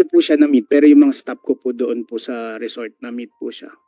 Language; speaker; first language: Filipino; native; Filipino